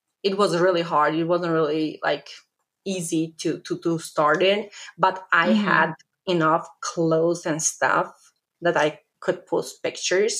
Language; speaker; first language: English; non-native, fluent; Albanian